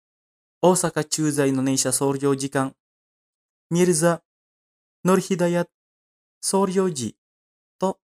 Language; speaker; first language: Japanese; non-native, fluent; Indonesian